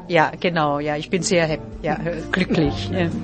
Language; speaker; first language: German; non-native, fluent; Korean